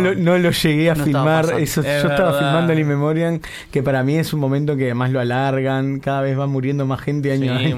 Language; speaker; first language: Spanish; native; Spanish